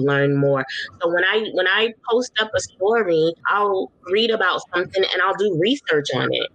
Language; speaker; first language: English; native; English